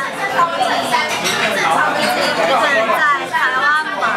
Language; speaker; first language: Chinese; non-native, learner; Korean